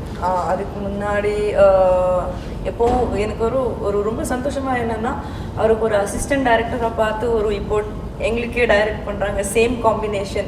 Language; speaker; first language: Tamil; non-native, local second language; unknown